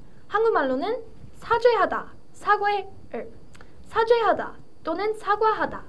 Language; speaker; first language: Korean; early bilingual, heritage; English